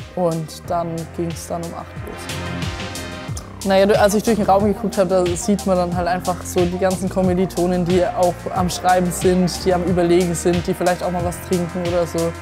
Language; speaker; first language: German; native; German